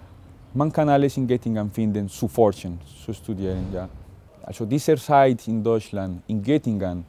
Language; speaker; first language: German; non-native, fluent; Spanish